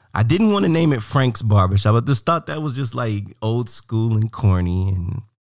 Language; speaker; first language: English; native; English